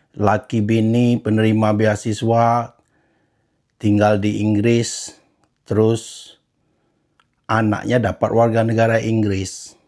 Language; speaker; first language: Indonesian; native; Indonesian